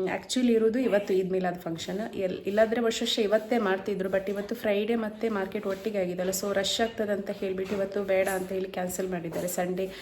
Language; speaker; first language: Kannada; non-native, local second language; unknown